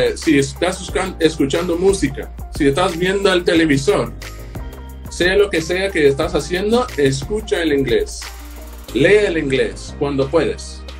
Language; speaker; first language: Spanish; non-native, fluent; English